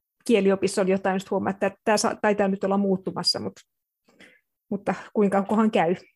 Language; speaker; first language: Finnish; native; Finnish